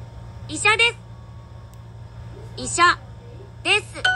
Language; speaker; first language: Japanese; non-native, learner; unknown